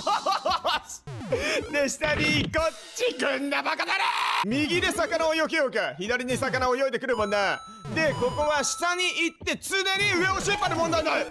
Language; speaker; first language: Japanese; native; Japanese